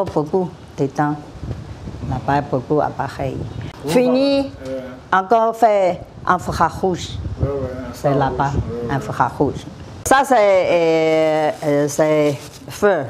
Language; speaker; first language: French; non-native, learner; Chinese